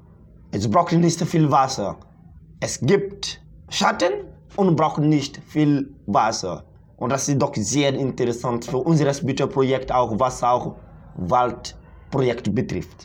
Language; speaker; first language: German; non-native, fluent; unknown